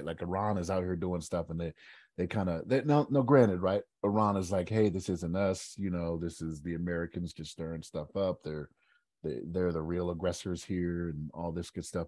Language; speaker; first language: English; native; English